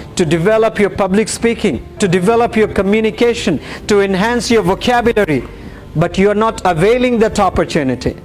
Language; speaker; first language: English; non-native, local second language; Urdu